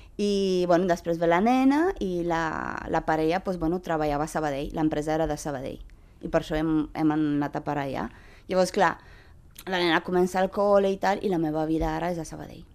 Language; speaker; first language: Catalan; non-native, fluent; Romanian